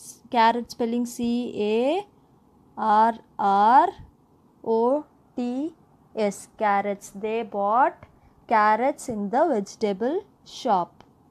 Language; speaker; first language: English; non-native, local second language; Tamil